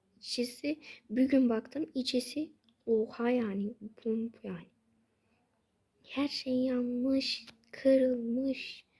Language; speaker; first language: Turkish; early bilingual, heritage; Turkish